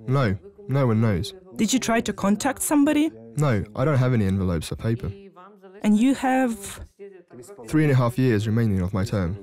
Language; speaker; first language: English; non-native, fluent; Ukrainian